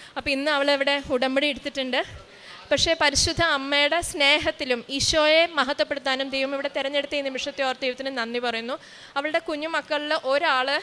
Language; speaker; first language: Malayalam; native; Malayalam